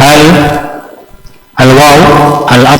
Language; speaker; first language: Arabic; non-native, fluent; Indonesian